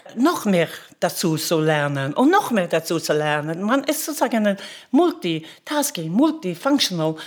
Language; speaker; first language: German; non-native, fluent; Norwegian